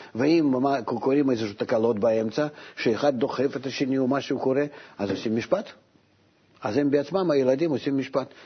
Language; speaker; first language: Hebrew; non-native, fluent; Russian